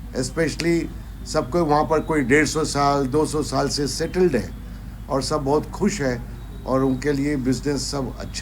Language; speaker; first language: Hindi; non-native, local second language; Gujarati